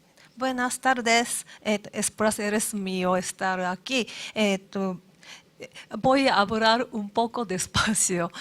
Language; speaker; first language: Spanish; non-native, learner; Japanese